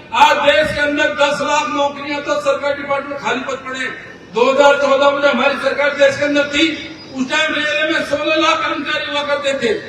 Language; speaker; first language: Hindi; native; Hindi